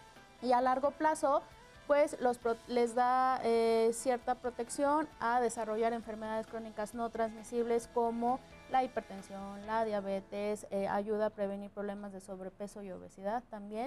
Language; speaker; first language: Spanish; native; Spanish